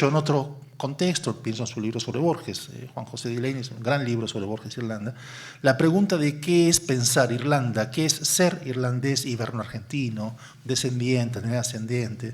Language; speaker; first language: Spanish; native; Spanish